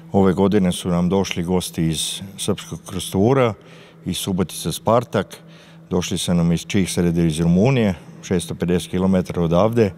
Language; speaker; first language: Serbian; non-native, local second language; Hungarian